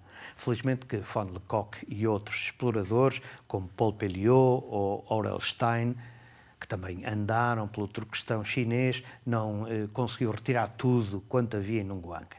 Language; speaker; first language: Portuguese; native; Portuguese